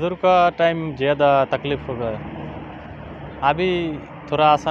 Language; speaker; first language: Hindi; non-native, learner; Bangla